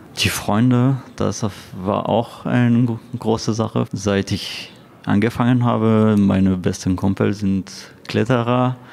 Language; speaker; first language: German; non-native, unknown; French